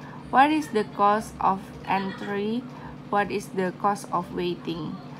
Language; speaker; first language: English; non-native, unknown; Indonesian